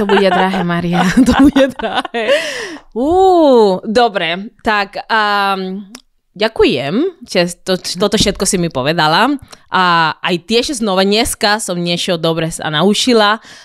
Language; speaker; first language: Slovak; non-native, fluent; Spanish